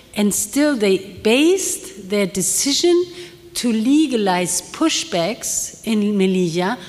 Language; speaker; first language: English; non-native, fluent; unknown